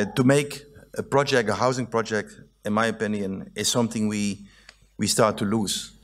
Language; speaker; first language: English; non-native, fluent; Dutch